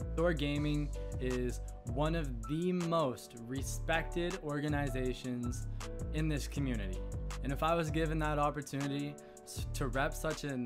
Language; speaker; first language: English; native; English